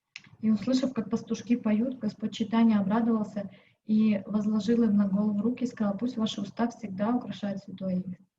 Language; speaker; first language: Russian; native; Russian